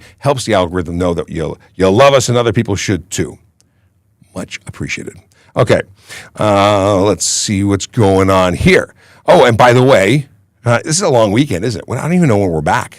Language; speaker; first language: English; native; English